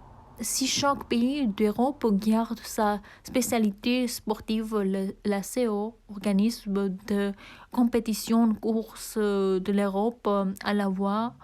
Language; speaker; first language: French; non-native, learner; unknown